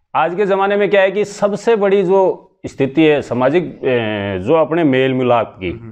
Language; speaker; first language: Hindi; native; Hindi